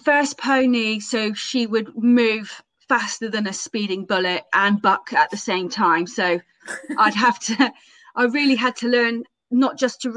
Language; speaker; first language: English; native; English